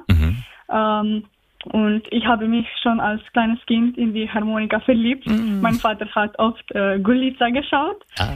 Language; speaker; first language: German; non-native, learner; Slovenian